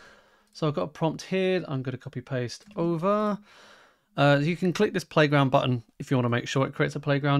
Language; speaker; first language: English; native; English